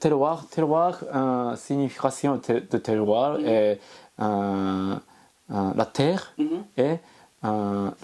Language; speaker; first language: French; non-native, learner; Japanese